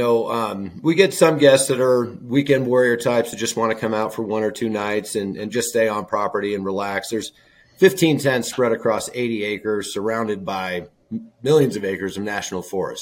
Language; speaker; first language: English; native; English